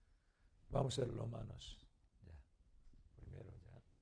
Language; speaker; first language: Spanish; non-native, learner; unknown